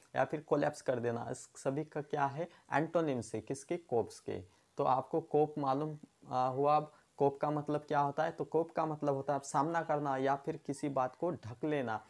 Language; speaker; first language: Hindi; non-native, local second language; Marathi